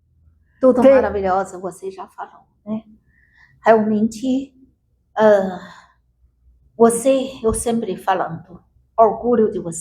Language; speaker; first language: Portuguese; non-native, learner; Chinese